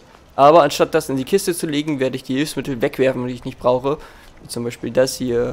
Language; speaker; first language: German; native; German